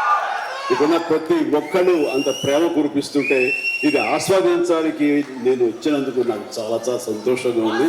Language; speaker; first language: Telugu; native; Telugu